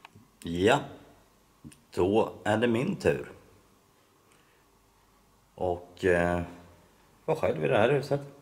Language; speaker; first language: Swedish; native; Swedish